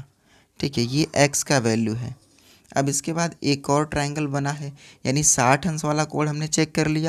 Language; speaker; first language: Hindi; native; Hindi